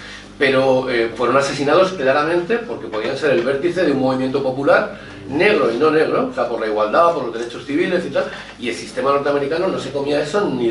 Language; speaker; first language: Spanish; native; Spanish